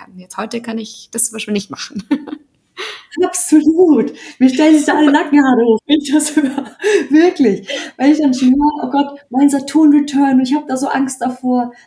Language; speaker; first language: German; native; German